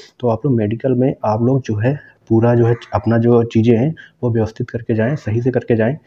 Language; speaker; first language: Hindi; native; Hindi